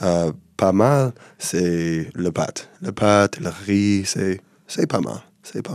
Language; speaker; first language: French; non-native, learner; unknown